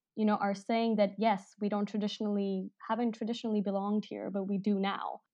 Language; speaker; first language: English; non-native, local second language; Hindi